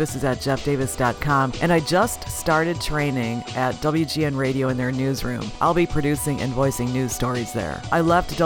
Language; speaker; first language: English; native; English